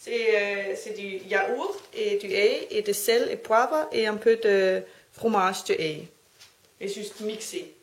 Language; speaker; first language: French; non-native, learner; Danish